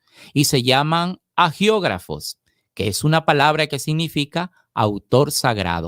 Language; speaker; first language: Spanish; native; Spanish